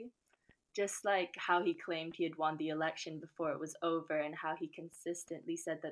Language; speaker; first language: English; non-native, local second language; Chinese